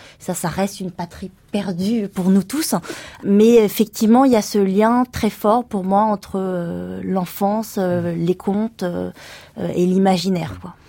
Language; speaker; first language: French; early bilingual, other home language; Vietnamese